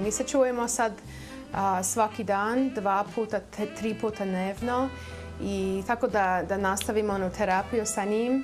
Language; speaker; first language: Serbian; early bilingual, heritage; Serbian